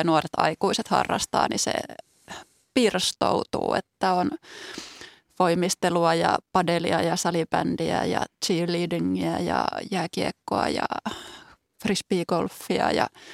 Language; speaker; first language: Finnish; native; Finnish